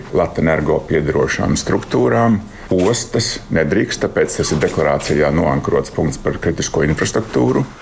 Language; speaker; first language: Latvian; native; Latvian